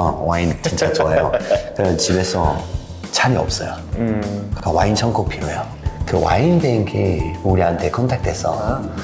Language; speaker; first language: Korean; non-native, learner; French